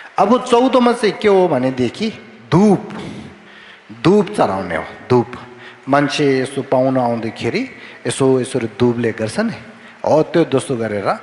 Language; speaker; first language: Nepali; non-native, fluent; Tibetan